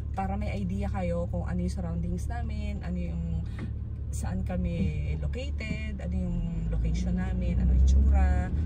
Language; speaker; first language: Filipino; native; Filipino